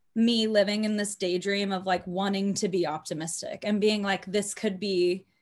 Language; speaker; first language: English; native; English